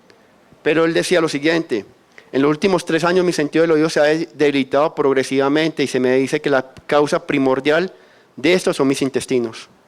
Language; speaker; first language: Spanish; native; Spanish